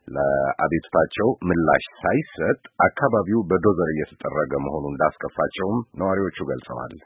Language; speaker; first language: Amharic; native; Amharic